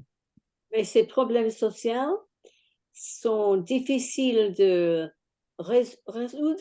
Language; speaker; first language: French; non-native, fluent; English